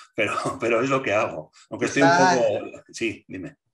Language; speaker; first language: Spanish; native; Spanish